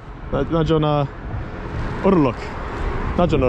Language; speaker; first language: Hungarian; non-native, learner; English